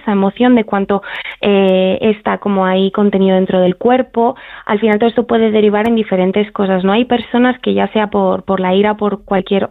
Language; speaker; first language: Spanish; native; Spanish